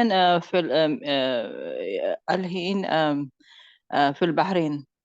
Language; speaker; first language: Arabic; non-native, learner; Urdu